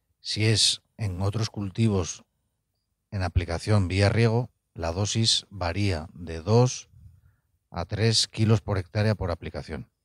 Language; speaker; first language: Spanish; native; Spanish